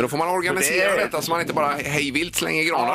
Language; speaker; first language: Swedish; native; Swedish